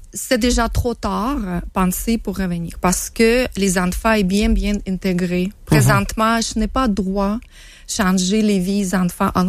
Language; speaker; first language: French; non-native, learner; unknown